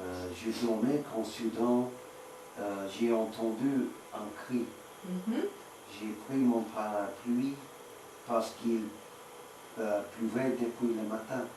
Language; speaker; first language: French; non-native, learner; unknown